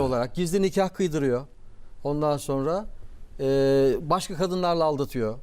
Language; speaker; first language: Turkish; native; Turkish